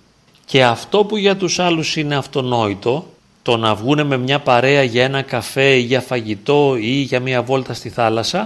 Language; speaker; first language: Greek; native; Greek